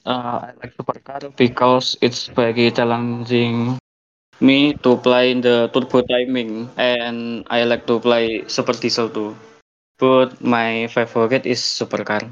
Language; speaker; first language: English; non-native, learner; Indonesian